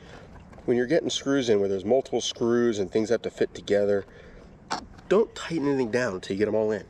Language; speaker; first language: English; native; English